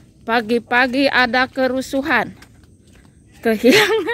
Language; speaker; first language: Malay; non-native, local second language; Sundanese